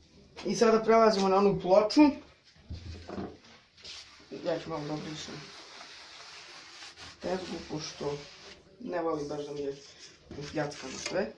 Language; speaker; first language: Serbian; native; Serbian